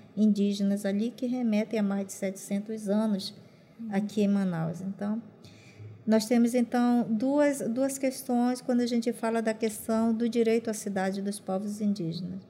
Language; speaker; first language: Portuguese; non-native, local second language; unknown